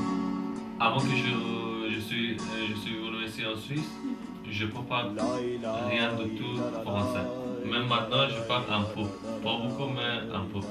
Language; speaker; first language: French; non-native, learner; Persian